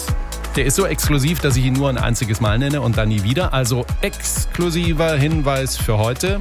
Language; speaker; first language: German; native; German